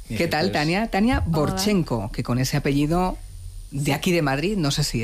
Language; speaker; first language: Spanish; native; Spanish